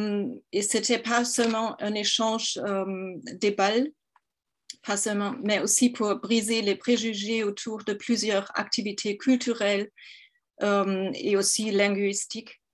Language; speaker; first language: French; non-native, fluent; German